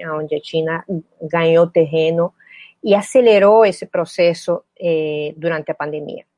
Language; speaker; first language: Portuguese; non-native, fluent; Spanish